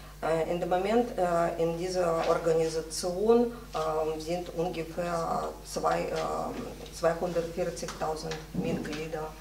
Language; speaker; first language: German; non-native, fluent; Russian